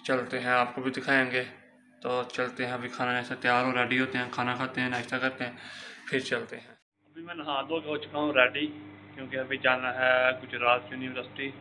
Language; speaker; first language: Hindi; non-native, local second language; Punjabi